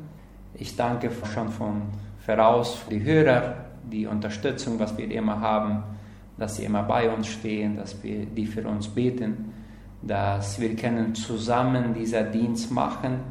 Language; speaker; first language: German; non-native, learner; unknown